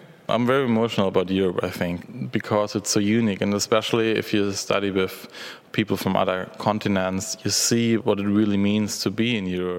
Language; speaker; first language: English; non-native, fluent; German